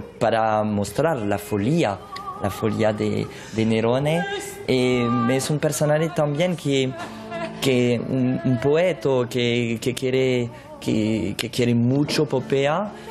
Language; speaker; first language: Spanish; non-native, fluent; French